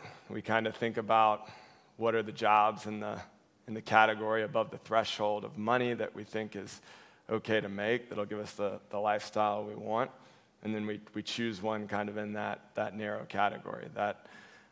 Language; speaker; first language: English; native; English